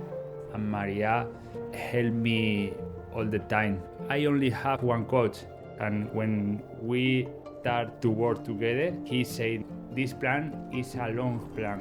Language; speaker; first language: English; non-native, learner; Spanish